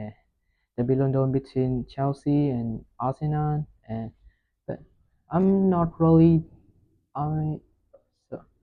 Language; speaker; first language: English; non-native, learner; Vietnamese